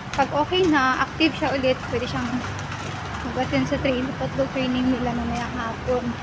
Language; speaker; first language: Filipino; non-native, local second language; Cebuano